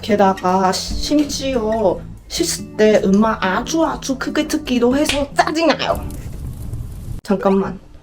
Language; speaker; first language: Korean; non-native, fluent; Chinese